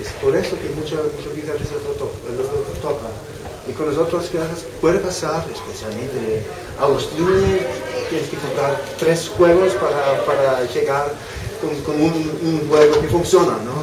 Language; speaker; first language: Spanish; non-native, fluent; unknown